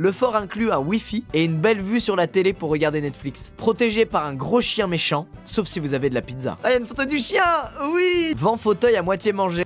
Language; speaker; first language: French; native; French